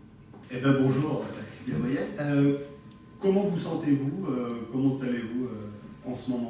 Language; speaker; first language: French; native; French